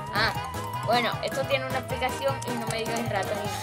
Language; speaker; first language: Spanish; native; Spanish